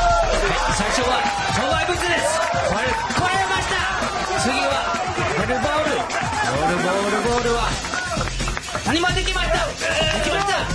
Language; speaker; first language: Japanese; non-native, learner; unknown